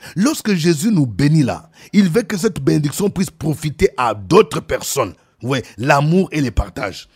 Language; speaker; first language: French; non-native, local second language; Lingala